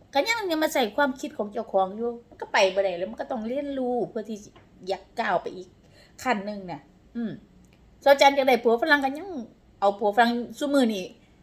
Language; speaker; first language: Thai; non-native, local second language; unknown